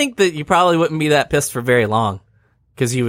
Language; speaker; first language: English; native; English